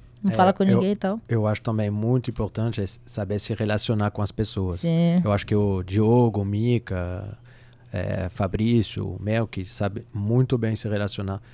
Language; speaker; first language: Portuguese; non-native, fluent; French